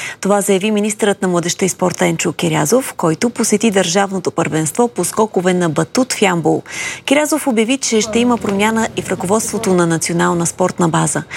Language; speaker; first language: Bulgarian; native; Bulgarian